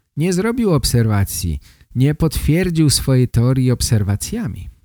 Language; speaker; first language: Polish; native; Polish